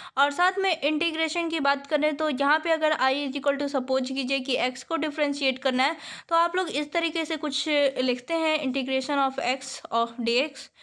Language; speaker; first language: Hindi; native; Hindi